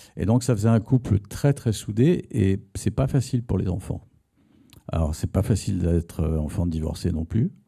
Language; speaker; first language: French; native; French